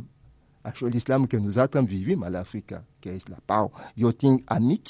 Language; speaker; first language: Catalan; non-native, fluent; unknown